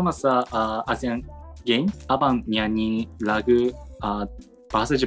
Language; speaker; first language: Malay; non-native, learner; Japanese